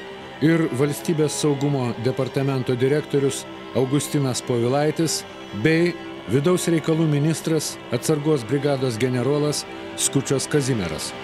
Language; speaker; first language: Lithuanian; native; Lithuanian